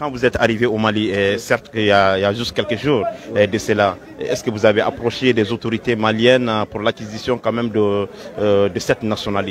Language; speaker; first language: French; non-native, local second language; Bambara